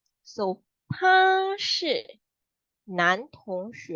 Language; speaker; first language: Chinese; non-native, fluent; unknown